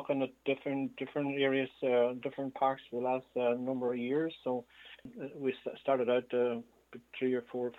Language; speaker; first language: English; native; English